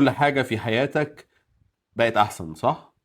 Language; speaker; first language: Arabic; native; Arabic